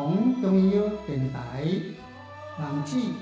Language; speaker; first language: Chinese; non-native, local second language; Min Nan Chinese